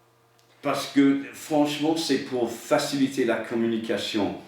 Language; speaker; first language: French; non-native, fluent; English